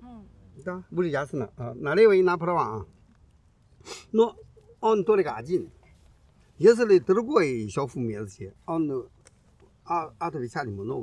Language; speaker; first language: Russian; non-native, learner; Chinese